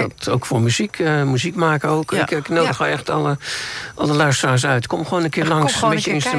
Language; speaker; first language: Dutch; native; Dutch